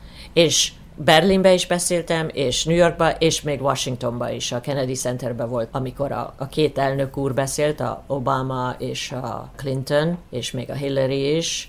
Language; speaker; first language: Hungarian; early bilingual, heritage; Hungarian